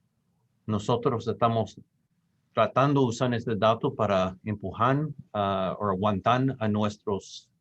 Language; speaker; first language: Spanish; non-native, fluent; English